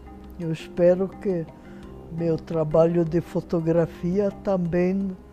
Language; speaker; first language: Portuguese; non-native, fluent; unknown